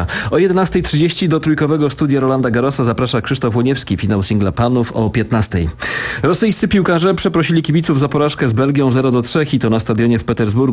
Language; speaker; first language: Polish; native; Polish